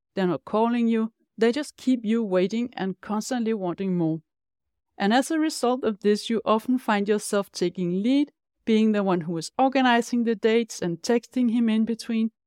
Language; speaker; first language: English; non-native, fluent; Danish